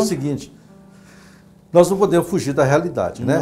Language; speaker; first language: Portuguese; native; Portuguese